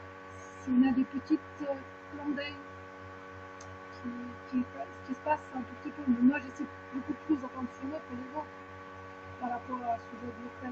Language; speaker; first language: French; non-native, fluent; Ukrainian